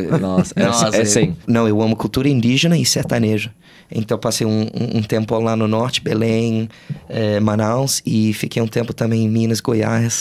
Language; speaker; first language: Portuguese; non-native, fluent; English